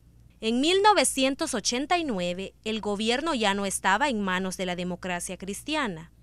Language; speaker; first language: Spanish; native; Spanish